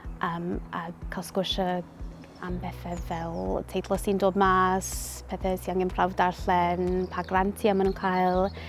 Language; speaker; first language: Welsh; non-native, local second language; English